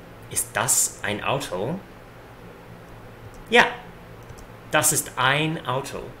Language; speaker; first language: German; non-native, fluent; English